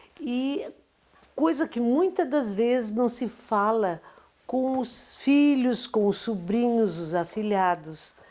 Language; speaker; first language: Portuguese; native; Portuguese